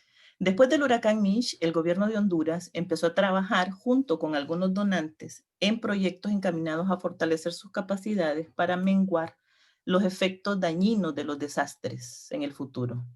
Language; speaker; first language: Spanish; native; Spanish